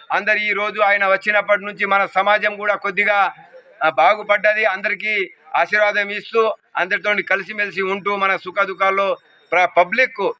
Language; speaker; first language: Telugu; non-native, local second language; Lambadi